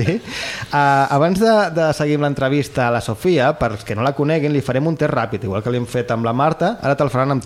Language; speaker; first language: Catalan; native; Catalan